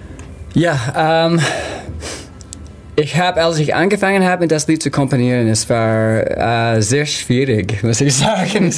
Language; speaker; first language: German; non-native, learner; English